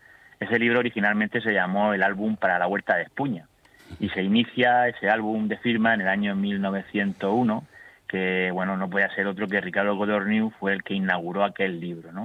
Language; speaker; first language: Spanish; native; Spanish